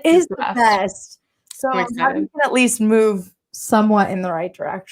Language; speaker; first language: English; native; English